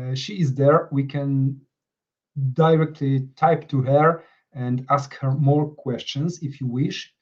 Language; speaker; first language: English; non-native, fluent; Polish